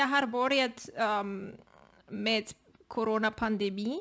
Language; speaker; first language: Swedish; non-native, learner; Spanish